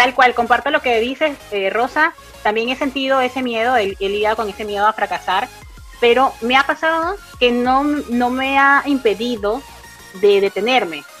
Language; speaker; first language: Spanish; native; Spanish